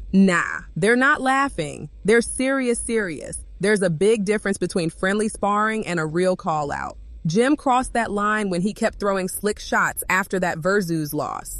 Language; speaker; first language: English; native; English